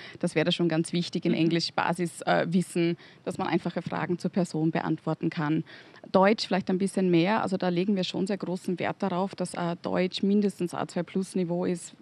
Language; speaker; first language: German; native; German